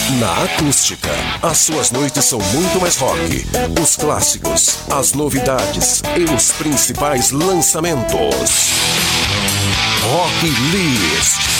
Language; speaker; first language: Portuguese; native; Portuguese